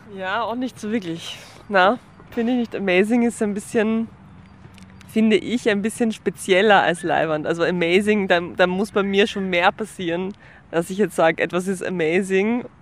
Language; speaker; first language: German; native; German